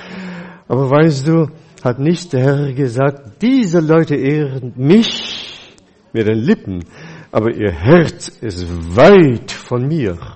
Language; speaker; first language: German; non-native, fluent; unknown